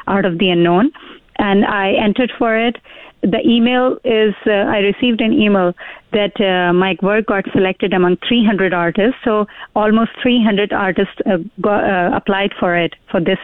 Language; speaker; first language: English; non-native, local second language; Urdu